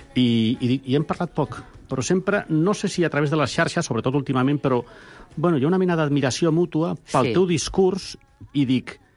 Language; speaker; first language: Catalan; non-native, local second language; Spanish